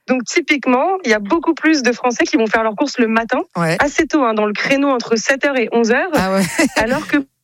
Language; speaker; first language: French; native; French